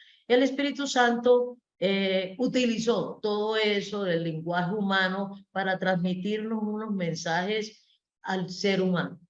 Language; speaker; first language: Spanish; native; Spanish